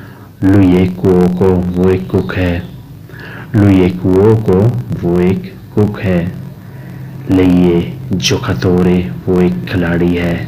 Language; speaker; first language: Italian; non-native, fluent; Urdu